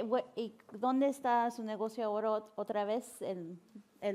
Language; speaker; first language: Spanish; early bilingual, heritage; Spanish